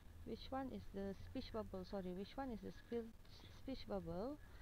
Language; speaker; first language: English; non-native, local second language; Malay